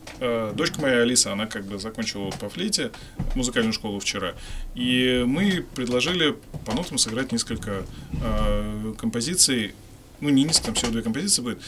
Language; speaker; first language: Russian; native; Russian